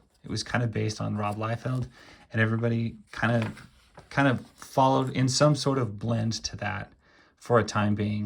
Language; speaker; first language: English; native; English